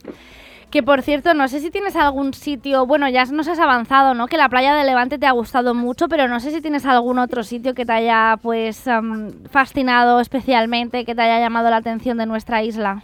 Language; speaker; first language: Spanish; non-native, local second language; Catalan